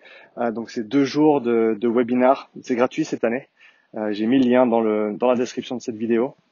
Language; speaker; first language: French; native; French